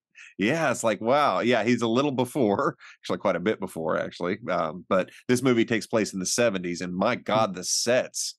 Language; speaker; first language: English; native; English